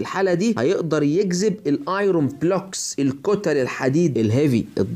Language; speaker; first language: Arabic; native; Arabic